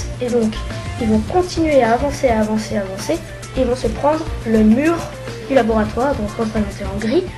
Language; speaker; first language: French; native; French